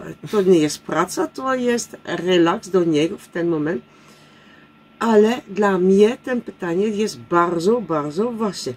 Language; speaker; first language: Polish; non-native, learner; Dutch